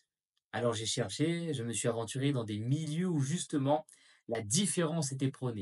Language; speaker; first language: French; native; French